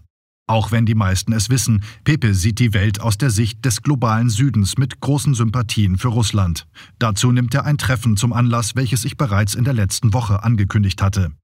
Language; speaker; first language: German; native; German